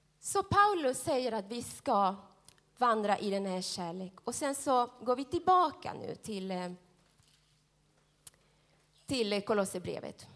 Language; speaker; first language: Swedish; non-native, fluent; Spanish